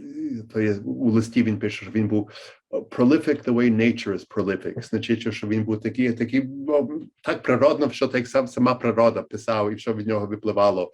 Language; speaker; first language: Ukrainian; early bilingual, heritage; Ukrainian